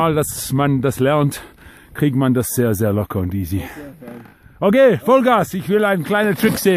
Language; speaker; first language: German; non-native, fluent; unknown